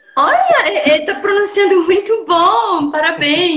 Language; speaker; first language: Portuguese; non-native, fluent; Arabic